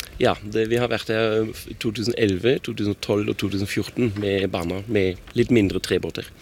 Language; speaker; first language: Swedish; non-native, fluent; German